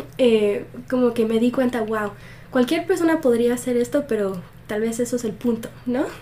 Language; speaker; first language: Spanish; early bilingual, heritage; Spanish